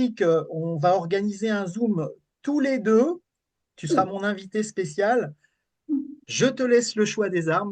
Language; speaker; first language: French; native; French